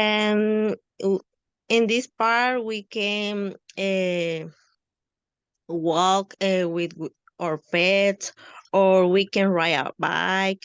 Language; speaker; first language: English; non-native, learner; Spanish